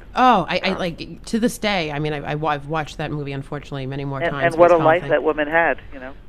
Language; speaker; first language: English; native; English